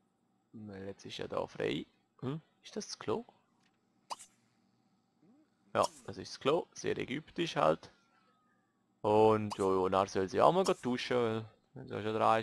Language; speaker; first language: German; native; German